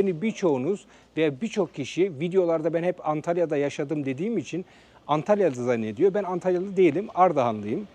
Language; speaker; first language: Turkish; early bilingual, heritage; Turkish